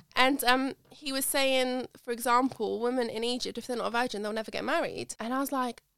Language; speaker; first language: English; early bilingual, other home language; Arabic